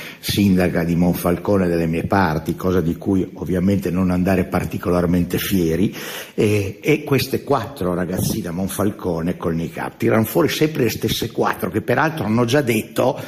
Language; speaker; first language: Italian; native; Italian